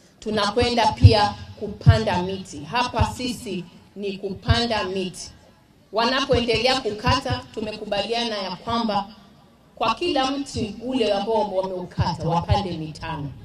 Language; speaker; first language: Swahili; native; Swahili